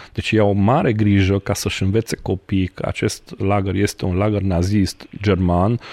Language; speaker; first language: Romanian; non-native, local second language; Hungarian